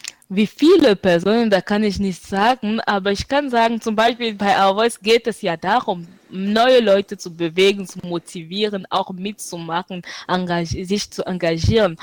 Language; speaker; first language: German; non-native, fluent; French